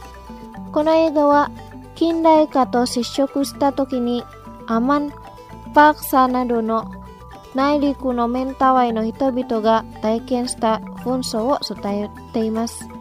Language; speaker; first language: Japanese; non-native, fluent; Indonesian